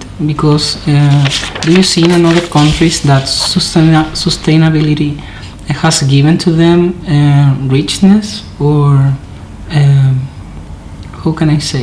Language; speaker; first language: English; non-native, fluent; Spanish